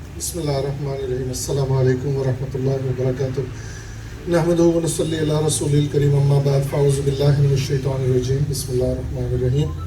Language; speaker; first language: Urdu; non-native, local second language; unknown